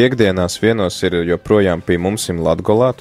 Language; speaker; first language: Latvian; native; Latvian